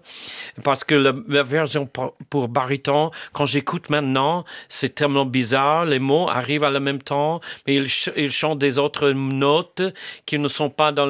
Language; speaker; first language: French; non-native, fluent; English